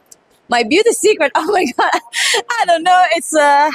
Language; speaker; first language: English; non-native, fluent; Italian